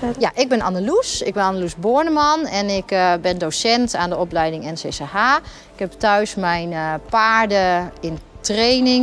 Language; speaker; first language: Dutch; native; Dutch